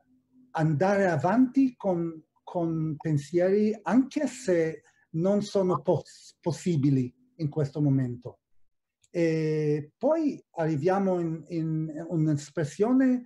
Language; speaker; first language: Italian; non-native, fluent; Hebrew